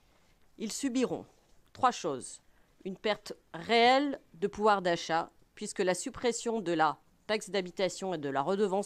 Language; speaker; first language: French; native; French